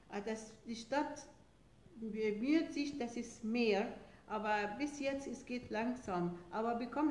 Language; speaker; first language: German; non-native, fluent; Arabic